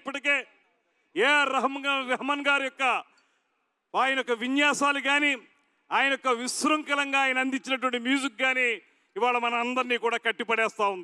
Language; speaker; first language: Telugu; native; Telugu